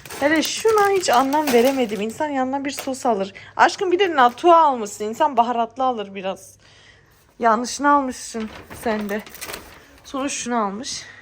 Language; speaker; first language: Turkish; early bilingual, heritage; Turkish